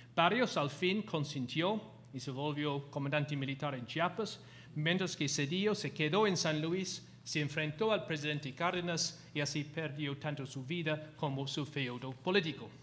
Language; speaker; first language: Spanish; non-native, fluent; English